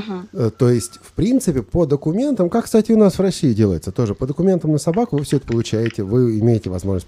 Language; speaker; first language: Russian; native; Russian